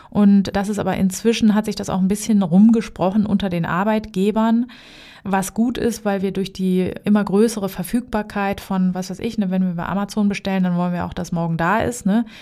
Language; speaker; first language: German; native; German